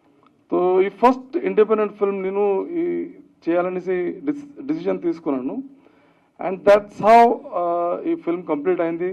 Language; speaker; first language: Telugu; early bilingual, heritage; Telugu